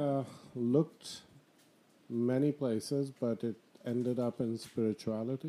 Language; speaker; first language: English; non-native, local second language; Bangla